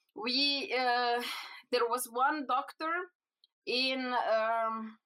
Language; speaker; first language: English; non-native, fluent; Slovenian